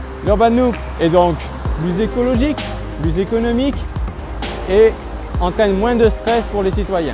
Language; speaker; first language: French; native; French